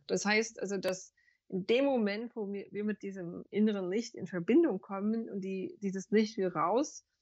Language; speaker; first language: German; non-native, fluent; English